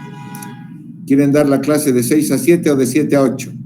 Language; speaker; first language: Spanish; native; Spanish